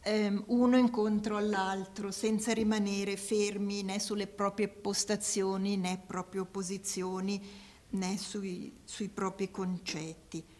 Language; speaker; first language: Italian; native; Italian